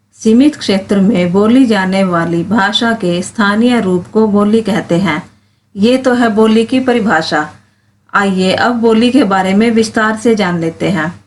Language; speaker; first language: Hindi; native; Hindi